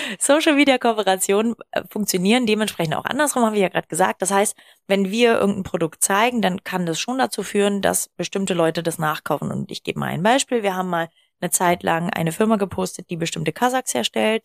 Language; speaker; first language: German; native; German